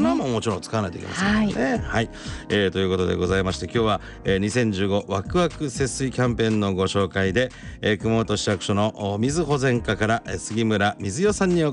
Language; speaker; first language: Japanese; native; Japanese